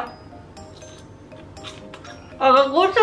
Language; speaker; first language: Indonesian; non-native, learner; Japanese